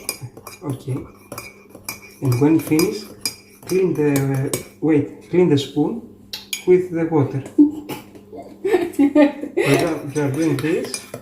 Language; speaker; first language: English; non-native, learner; Greek